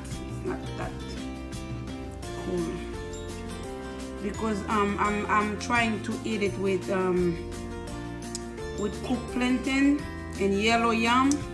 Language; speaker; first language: English; non-native, fluent; Haitian Creole